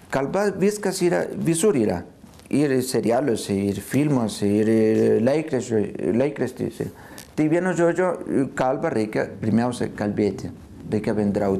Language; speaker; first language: Lithuanian; non-native, fluent; Spanish